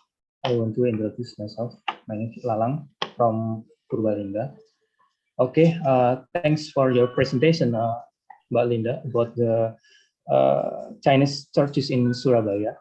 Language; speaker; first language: English; non-native, learner; Indonesian